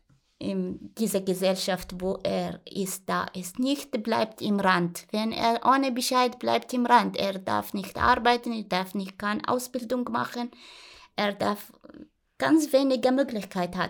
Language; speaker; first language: German; non-native, learner; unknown